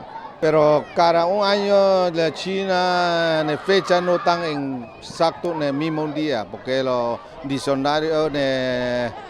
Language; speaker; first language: Spanish; non-native, learner; Chinese